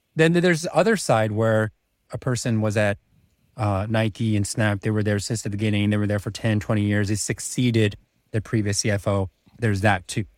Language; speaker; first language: English; early bilingual, other home language; Czech